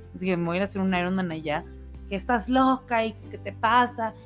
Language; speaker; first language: Spanish; native; Spanish